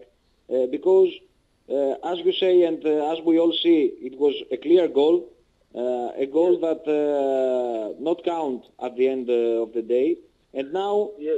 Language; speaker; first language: English; non-native, learner; Greek